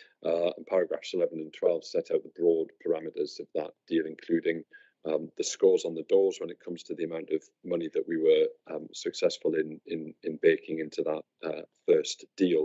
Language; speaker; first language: English; native; English